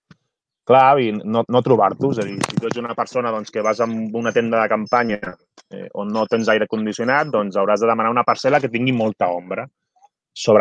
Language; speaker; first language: Catalan; native; Catalan